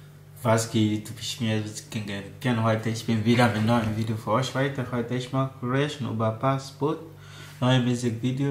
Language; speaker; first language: German; non-native, learner; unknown